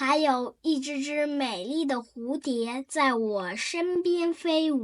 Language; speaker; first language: Chinese; non-native, learner; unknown